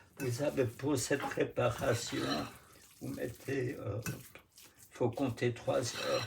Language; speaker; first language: French; non-native, fluent; Russian